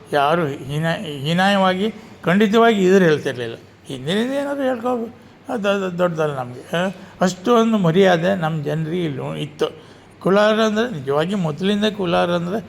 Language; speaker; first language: Kannada; native; Kannada